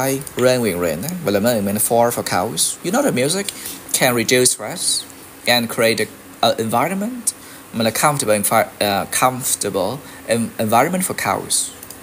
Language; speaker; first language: English; non-native, fluent; Vietnamese